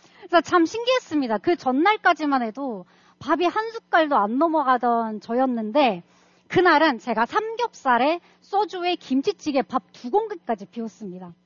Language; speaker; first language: Korean; non-native, fluent; Russian